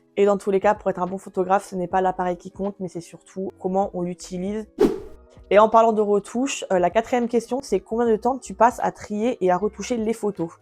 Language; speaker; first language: French; early bilingual, other home language; Portuguese